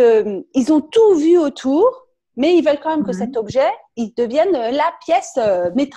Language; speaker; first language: French; native; French